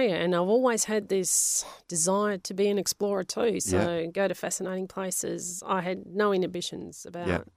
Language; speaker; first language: English; non-native, local second language; Polish